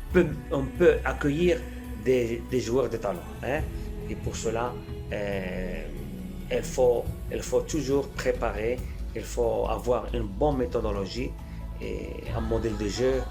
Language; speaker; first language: French; non-native, fluent; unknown